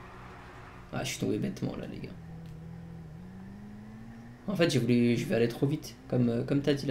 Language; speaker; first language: French; native; French